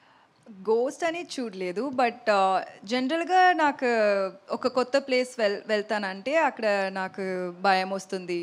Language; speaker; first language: Telugu; non-native, learner; Tamil